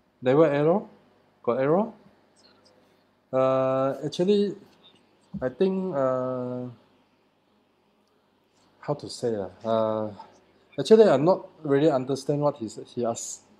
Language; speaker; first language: English; non-native, learner; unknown